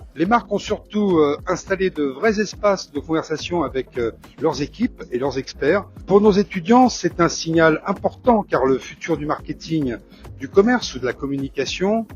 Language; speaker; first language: French; native; French